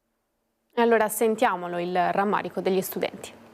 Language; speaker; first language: Italian; native; Italian